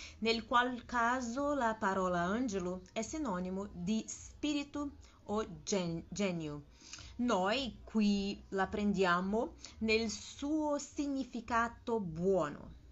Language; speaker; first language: Italian; non-native, learner; Portuguese